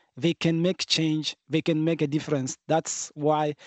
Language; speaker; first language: English; non-native, fluent; French